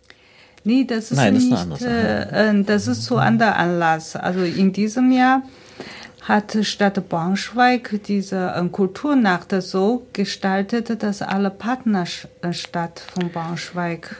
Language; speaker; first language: German; non-native, fluent; Chinese